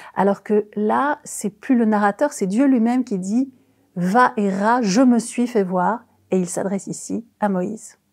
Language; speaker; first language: French; native; French